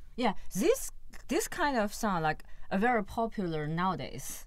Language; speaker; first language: English; non-native, fluent; Chinese